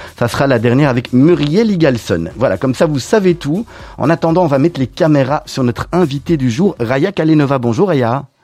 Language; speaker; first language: French; native; French